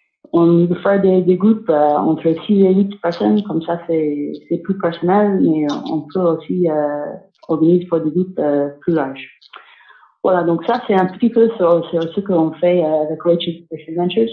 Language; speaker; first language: French; non-native, fluent; English